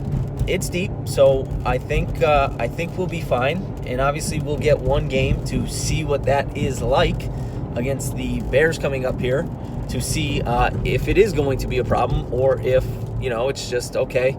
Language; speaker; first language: English; native; English